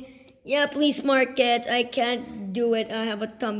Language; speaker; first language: English; native; English